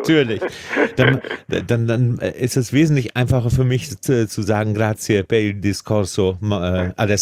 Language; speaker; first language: German; native; German